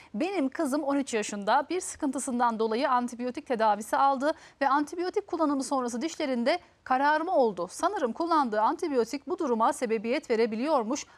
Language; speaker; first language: Turkish; early bilingual, heritage; Turkish